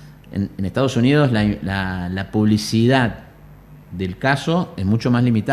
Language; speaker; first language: Spanish; native; Spanish